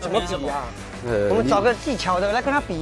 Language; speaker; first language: Chinese; native; Chinese